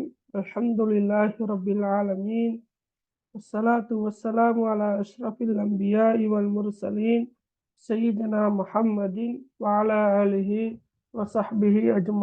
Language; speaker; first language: Arabic; non-native, fluent; Tamil